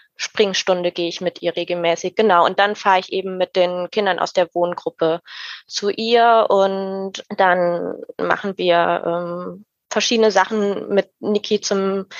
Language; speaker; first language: German; native; German